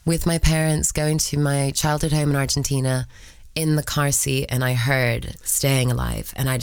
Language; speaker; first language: English; early bilingual, other home language; Spanish